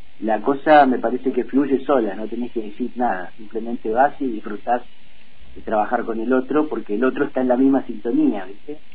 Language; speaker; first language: Spanish; native; Spanish